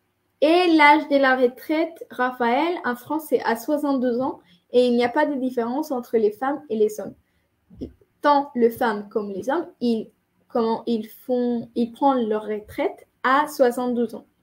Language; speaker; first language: French; non-native, fluent; Spanish